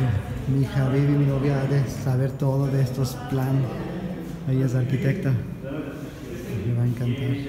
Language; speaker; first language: Spanish; non-native, fluent; Urdu